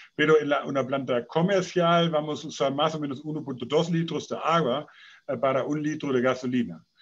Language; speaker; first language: Spanish; non-native, fluent; German